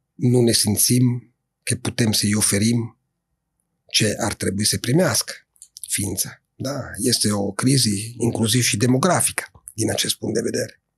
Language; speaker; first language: Romanian; non-native, fluent; Italian